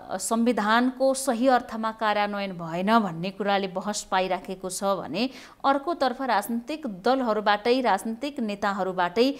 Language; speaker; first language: Nepali; native; Nepali